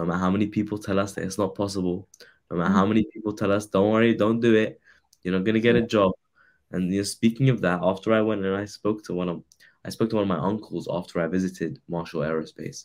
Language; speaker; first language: English; native; English